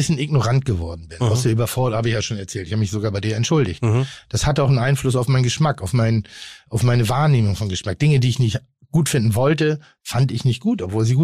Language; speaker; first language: German; native; German